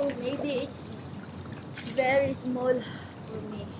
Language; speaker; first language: English; non-native, local second language; Filipino